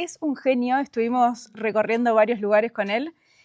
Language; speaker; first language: Spanish; native; Spanish